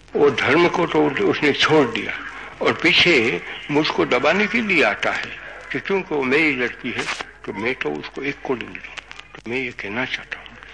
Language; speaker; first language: Hindi; non-native, local second language; Gujarati